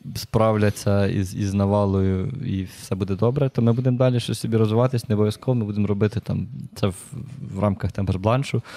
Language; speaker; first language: Ukrainian; native; Ukrainian